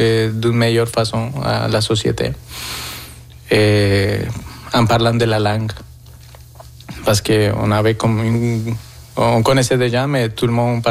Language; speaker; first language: French; non-native, fluent; Spanish